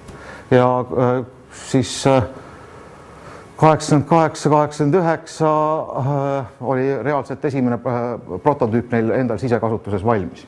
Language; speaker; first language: Estonian; native; Estonian